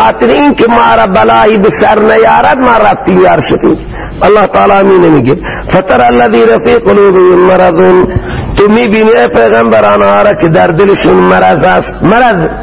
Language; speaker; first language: Persian; native; Persian